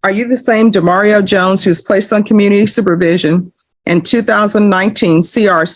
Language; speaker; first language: English; native; English